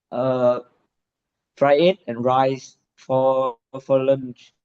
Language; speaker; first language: English; non-native, learner; Vietnamese